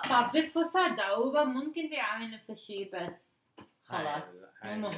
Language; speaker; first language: Arabic; non-native, learner; English